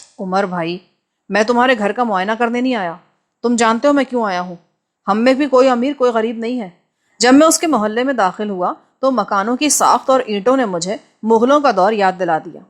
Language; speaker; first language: Urdu; native; Urdu